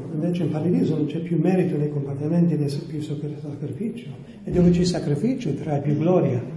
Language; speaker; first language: Italian; non-native, fluent; English